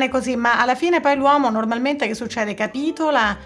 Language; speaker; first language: Italian; native; Italian